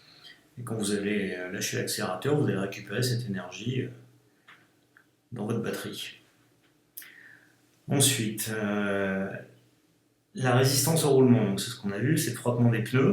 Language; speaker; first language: French; native; French